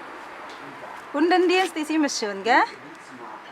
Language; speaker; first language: German; non-native, learner; Indonesian